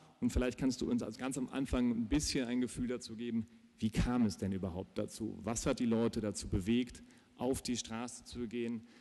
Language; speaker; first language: German; native; German